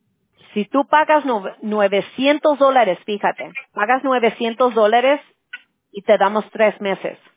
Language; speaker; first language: Spanish; early bilingual, heritage; Spanish